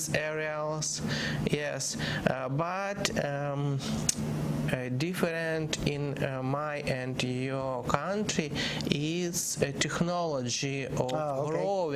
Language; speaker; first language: English; non-native, learner; Ukrainian